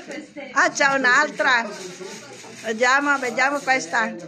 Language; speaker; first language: Italian; non-native, learner; Filipino